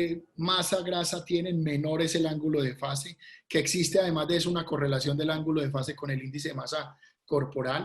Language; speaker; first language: Spanish; native; Spanish